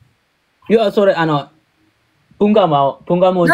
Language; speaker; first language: Japanese; non-native, learner; Javanese